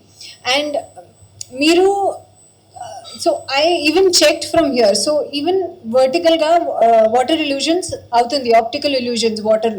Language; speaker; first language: Telugu; non-native, learner; Hindi